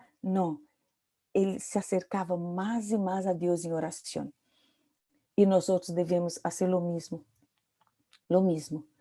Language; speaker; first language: Portuguese; non-native, learner; Spanish